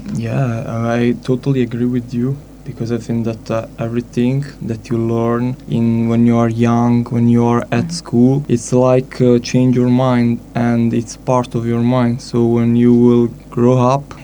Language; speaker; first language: English; non-native, fluent; Italian